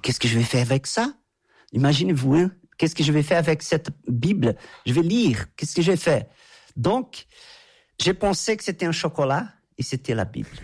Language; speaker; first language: French; non-native, fluent; Portuguese